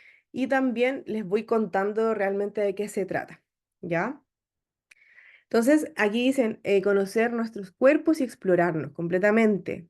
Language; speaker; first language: Spanish; native; Spanish